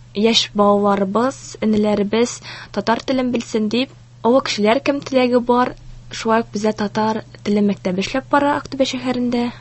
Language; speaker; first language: Tatar; early bilingual, heritage; Tatar